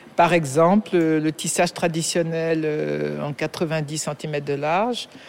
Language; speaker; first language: French; native; French